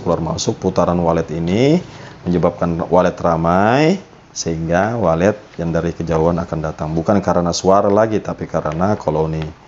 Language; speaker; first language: Indonesian; native; Indonesian